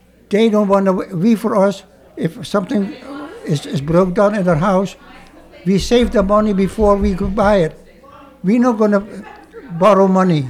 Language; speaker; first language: English; non-native, fluent; Dutch